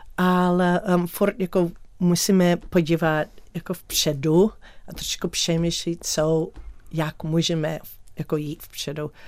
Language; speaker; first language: Czech; non-native, learner; English